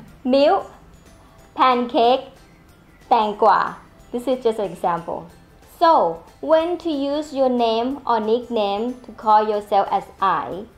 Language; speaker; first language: English; non-native, fluent; Thai